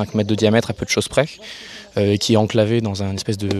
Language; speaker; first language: French; native; French